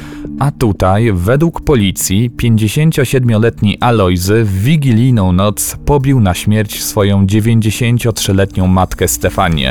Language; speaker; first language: Polish; native; Polish